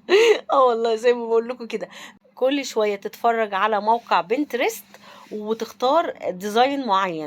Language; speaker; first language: Arabic; native; Arabic